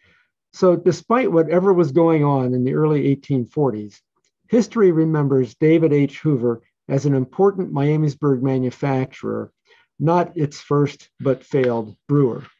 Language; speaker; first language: English; native; English